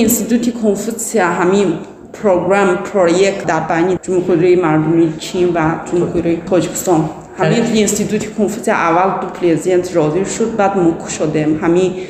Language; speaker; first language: Tajik; non-native, learner; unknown